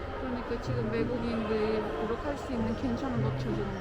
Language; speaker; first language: Korean; non-native, learner; Turkish